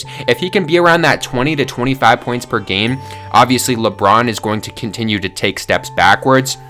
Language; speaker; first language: English; native; English